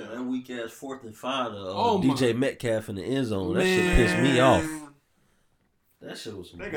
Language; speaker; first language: English; native; English